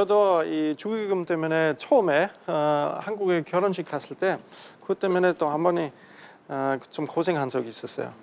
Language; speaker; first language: Korean; non-native, fluent; German